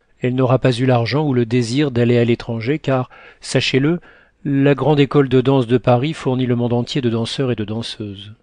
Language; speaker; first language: French; native; French